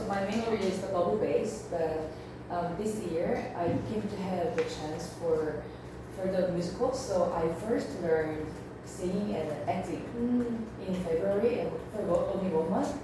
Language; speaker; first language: English; non-native, learner; Korean